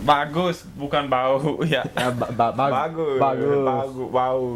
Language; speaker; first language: Indonesian; non-native, learner; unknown